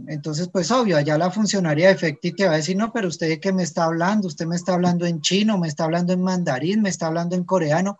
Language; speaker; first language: Spanish; native; Spanish